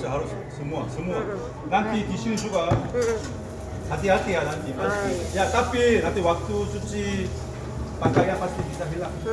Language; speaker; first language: Indonesian; non-native, learner; Korean